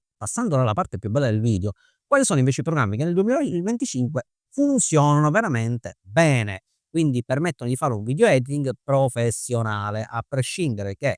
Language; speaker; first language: Italian; native; Italian